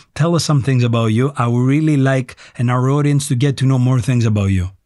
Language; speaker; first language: English; non-native, fluent; Greek